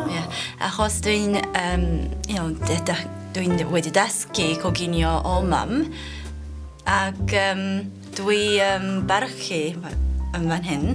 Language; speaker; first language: Welsh; non-native, learner; Japanese